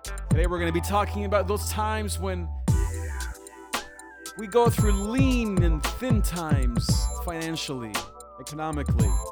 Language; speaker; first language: English; early bilingual, other home language; Spanish